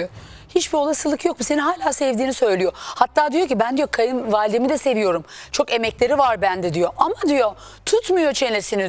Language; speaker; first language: Turkish; native; Turkish